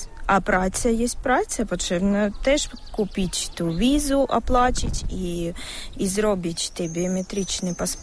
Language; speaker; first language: Polish; non-native, learner; Ukrainian